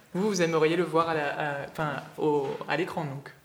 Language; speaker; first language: French; native; French